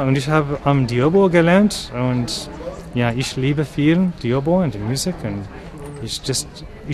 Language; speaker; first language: German; non-native, learner; English